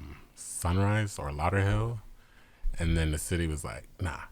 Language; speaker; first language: English; native; English